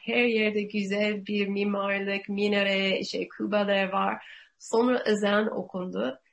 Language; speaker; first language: Turkish; non-native, learner; English